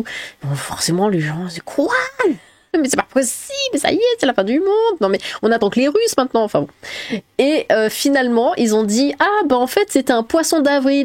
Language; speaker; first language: French; native; French